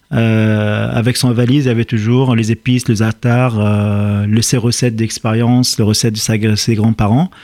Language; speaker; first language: French; non-native, fluent; Arabic